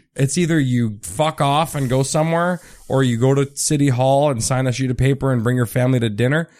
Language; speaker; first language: English; native; English